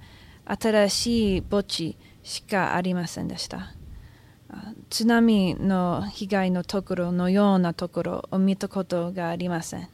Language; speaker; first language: Japanese; non-native, learner; English